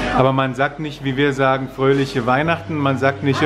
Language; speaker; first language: German; native; German